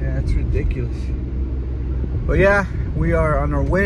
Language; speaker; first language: English; early bilingual, other home language; Spanish